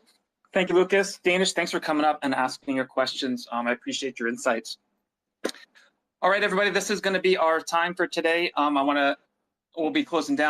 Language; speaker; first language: English; native; English